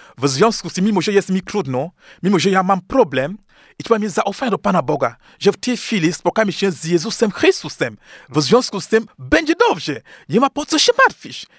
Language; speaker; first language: Polish; non-native, fluent; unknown